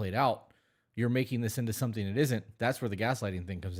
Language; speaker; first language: English; native; English